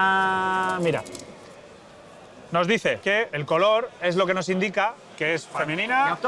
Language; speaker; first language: Spanish; native; Spanish